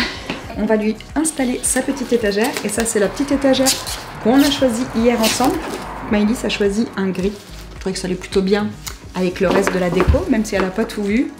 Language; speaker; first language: French; native; French